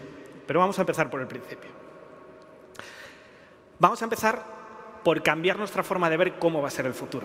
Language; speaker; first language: Spanish; native; Spanish